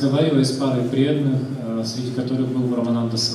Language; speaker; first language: Russian; native; Russian